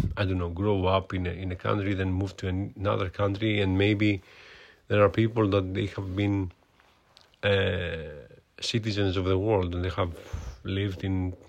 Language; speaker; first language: English; non-native, fluent; Greek